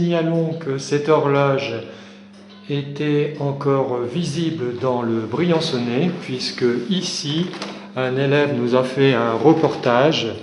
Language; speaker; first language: French; native; French